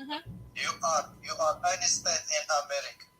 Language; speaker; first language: English; non-native, learner; Arabic